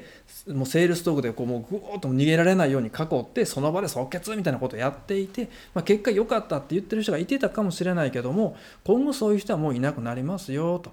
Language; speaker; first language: Japanese; native; Japanese